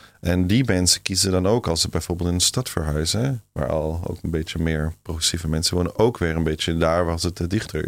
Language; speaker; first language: Dutch; non-native, fluent; German